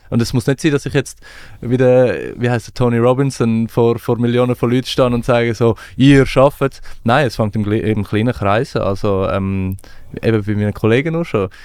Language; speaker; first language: German; early bilingual, other home language; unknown